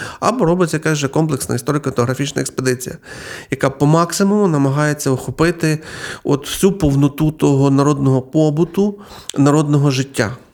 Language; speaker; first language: Ukrainian; native; Ukrainian